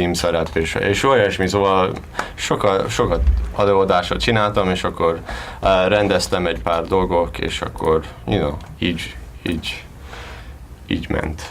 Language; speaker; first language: Hungarian; non-native, learner; English